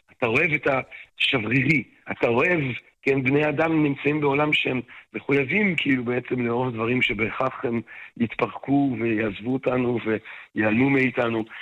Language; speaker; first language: Hebrew; non-native, fluent; French